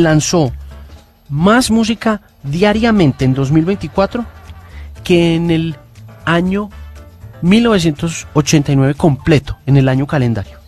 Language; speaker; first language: Spanish; native; Spanish